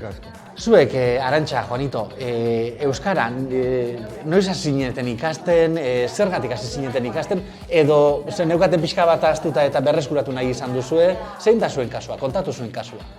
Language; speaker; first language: Basque; native; Basque